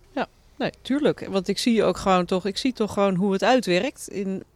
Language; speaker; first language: Dutch; native; Dutch